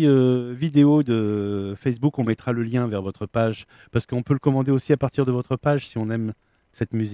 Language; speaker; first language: French; native; French